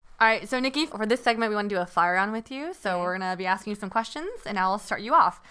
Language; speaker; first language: English; early bilingual, other home language; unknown